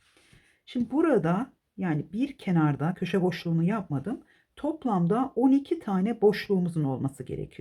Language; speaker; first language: Turkish; native; Turkish